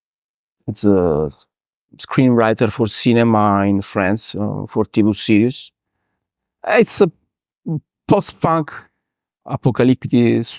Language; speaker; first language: English; non-native, learner; Italian